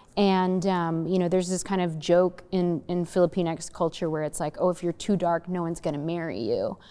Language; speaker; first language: English; native; English